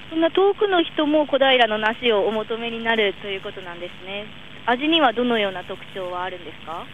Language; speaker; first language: Japanese; native; Japanese